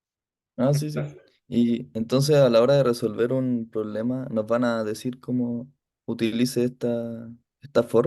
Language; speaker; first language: Spanish; native; Spanish